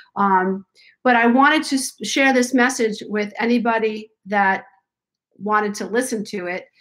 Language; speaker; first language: English; native; English